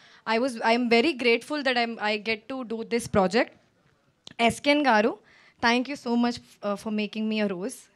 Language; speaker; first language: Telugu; non-native, learner; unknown